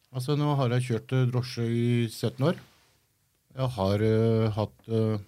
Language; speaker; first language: Norwegian; early bilingual, other home language; Kurdish